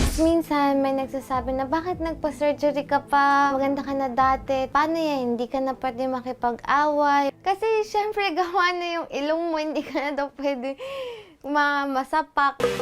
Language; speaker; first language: Filipino; non-native, local second language; Cebuano